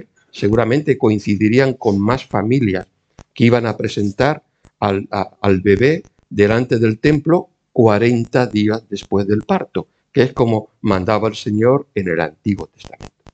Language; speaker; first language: Spanish; native; Spanish